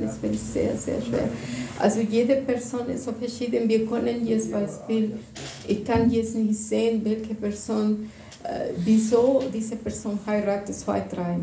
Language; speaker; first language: German; non-native, fluent; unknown